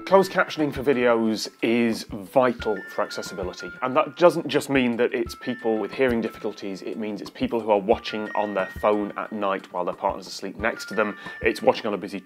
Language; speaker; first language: English; native; English